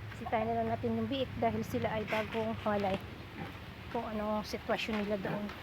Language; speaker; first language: Filipino; native; Filipino